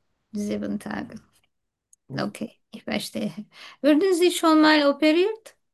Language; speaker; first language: German; non-native, learner; Turkish